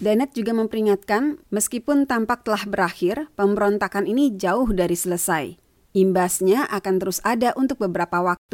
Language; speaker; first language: Indonesian; native; Indonesian